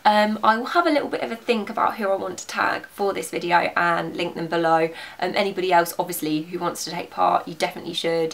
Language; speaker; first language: English; native; English